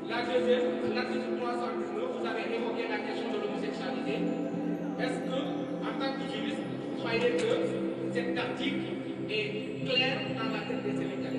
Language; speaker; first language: French; non-native, local second language; Wolof